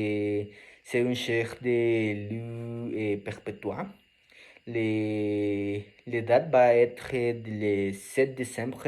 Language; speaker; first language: French; non-native, learner; Spanish